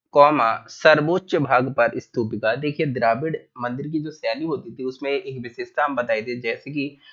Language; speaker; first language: Hindi; native; Hindi